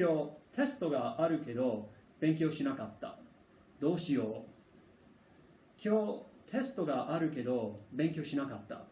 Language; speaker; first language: Japanese; non-native, fluent; English